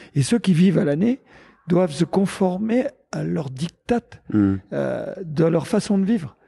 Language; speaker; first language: French; native; French